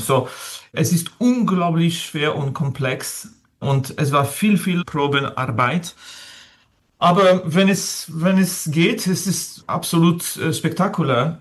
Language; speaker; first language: German; non-native, learner; French